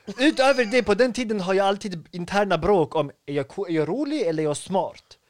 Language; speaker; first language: Swedish; early bilingual, other home language; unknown